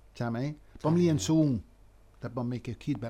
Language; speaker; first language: Thai; non-native, fluent; Dutch